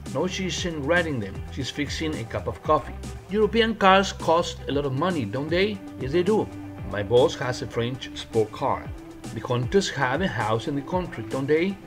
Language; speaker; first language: English; non-native, fluent; Spanish